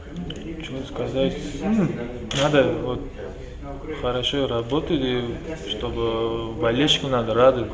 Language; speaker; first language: Russian; non-native, local second language; Uzbek